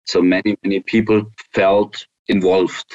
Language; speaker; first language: English; non-native, fluent; German